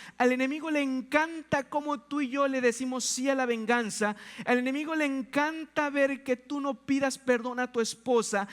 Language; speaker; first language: Spanish; native; Spanish